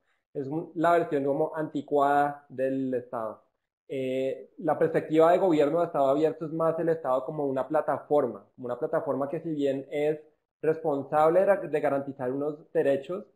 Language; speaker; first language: Spanish; native; Spanish